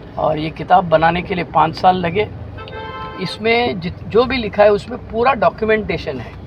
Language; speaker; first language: Hindi; non-native, local second language; Marathi